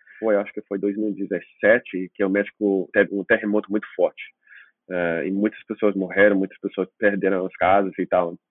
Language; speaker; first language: Portuguese; non-native, fluent; English